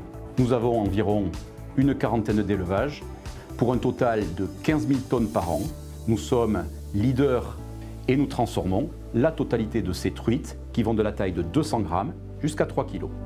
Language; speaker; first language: French; native; French